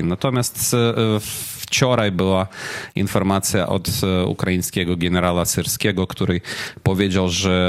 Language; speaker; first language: Polish; non-native, fluent; Ukrainian